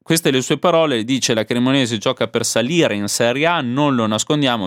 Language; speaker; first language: Italian; native; Italian